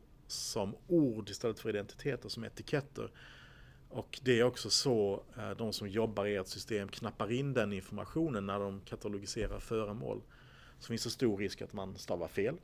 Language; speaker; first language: Swedish; native; Swedish